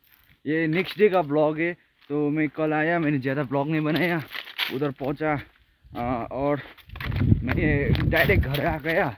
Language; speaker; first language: Hindi; non-native, local second language; Nepali